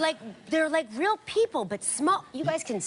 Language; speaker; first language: English; native; English